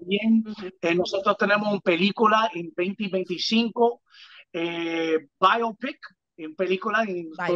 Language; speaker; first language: Spanish; early bilingual, heritage; English